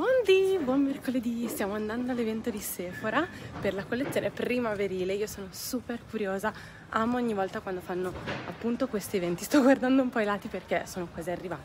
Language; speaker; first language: Italian; native; Italian